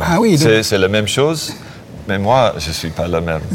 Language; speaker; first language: French; non-native, learner; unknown